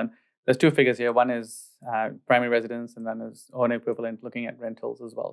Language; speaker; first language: English; native; English